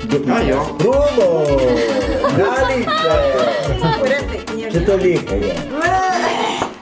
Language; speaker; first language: Polish; early bilingual, heritage; Polish